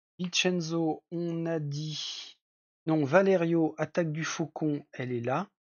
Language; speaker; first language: French; native; French